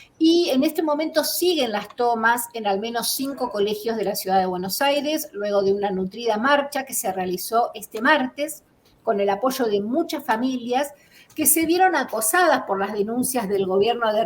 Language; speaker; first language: Spanish; native; Spanish